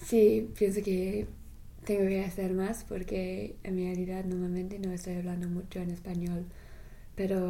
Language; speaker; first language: Spanish; non-native, fluent; English